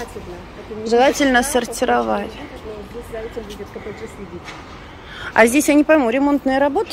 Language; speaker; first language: Russian; native; Russian